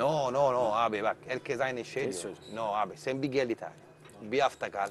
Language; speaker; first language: Turkish; non-native, learner; Italian